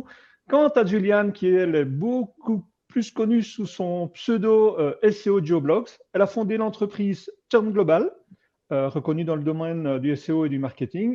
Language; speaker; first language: French; native; French